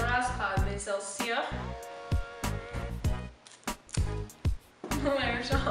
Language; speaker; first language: French; non-native, learner; English